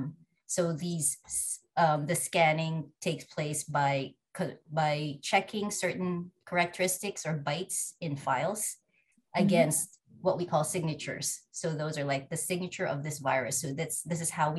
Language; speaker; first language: English; non-native, local second language; Filipino